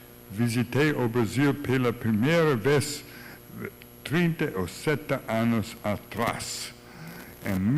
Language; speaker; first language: Portuguese; non-native, learner; English